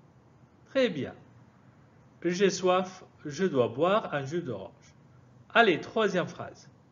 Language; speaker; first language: French; non-native, fluent; Arabic